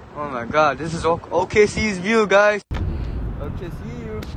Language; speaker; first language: English; non-native, fluent; Arabic